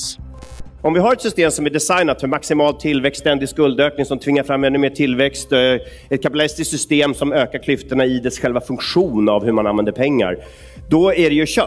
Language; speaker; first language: Swedish; native; Swedish